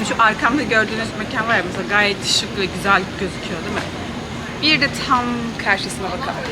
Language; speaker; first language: Turkish; native; Turkish